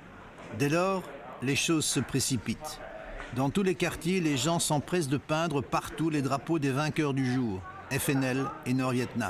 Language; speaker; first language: French; native; French